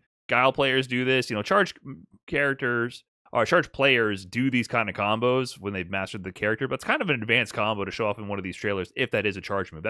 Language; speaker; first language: English; native; English